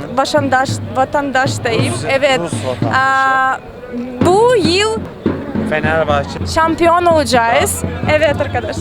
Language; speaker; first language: Turkish; non-native, learner; Russian